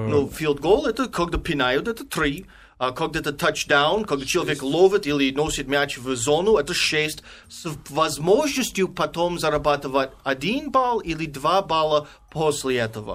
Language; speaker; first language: Russian; non-native, fluent; English